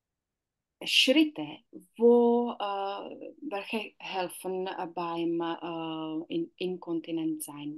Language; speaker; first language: German; non-native, learner; Czech